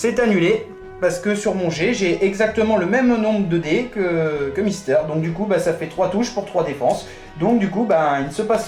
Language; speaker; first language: French; native; French